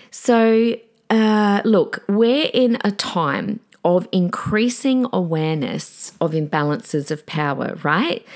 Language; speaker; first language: English; native; English